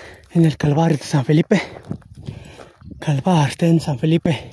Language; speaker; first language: Spanish; non-native, local second language; Zapotec